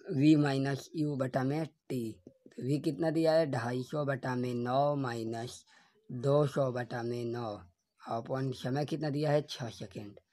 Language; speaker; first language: Hindi; native; Hindi